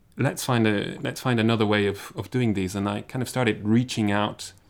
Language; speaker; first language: English; non-native, fluent; Spanish